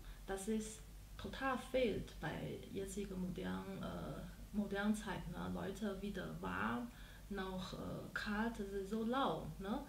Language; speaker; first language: German; non-native, fluent; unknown